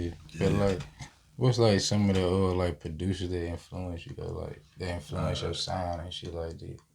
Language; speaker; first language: English; native; English